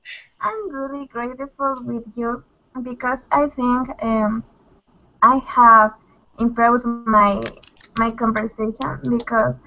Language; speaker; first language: English; non-native, learner; Spanish